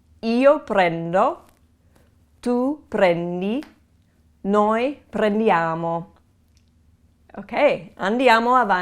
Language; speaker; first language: Italian; non-native, fluent; English